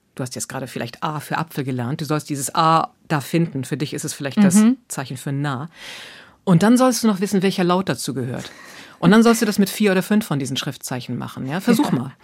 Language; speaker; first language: German; native; German